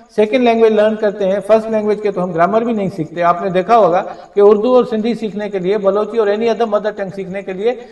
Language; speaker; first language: Urdu; non-native, local second language; Sindhi